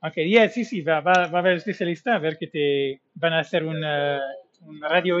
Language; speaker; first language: Spanish; non-native, fluent; English